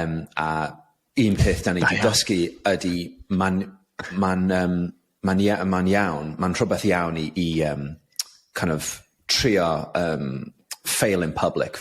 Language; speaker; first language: Welsh; non-native, fluent; English